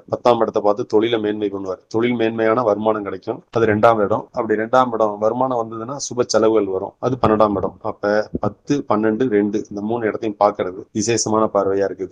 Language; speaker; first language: Tamil; native; Tamil